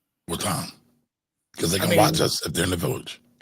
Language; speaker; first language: English; native; English